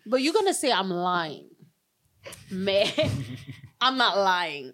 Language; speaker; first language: English; non-native, local second language; French